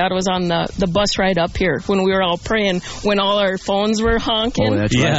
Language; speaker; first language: English; native; English